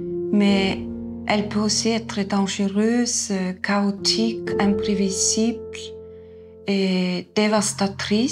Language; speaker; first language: French; non-native, fluent; Icelandic